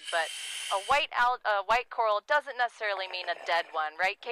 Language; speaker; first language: English; native; English